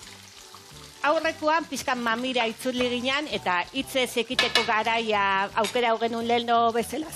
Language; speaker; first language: Basque; native; Basque